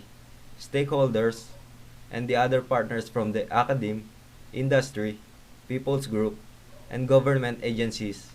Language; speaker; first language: English; non-native, local second language; Filipino